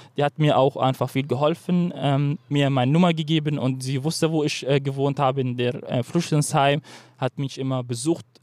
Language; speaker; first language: German; non-native, fluent; Arabic